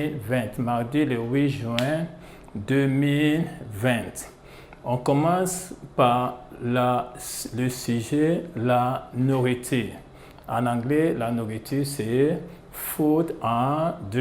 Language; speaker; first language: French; non-native, fluent; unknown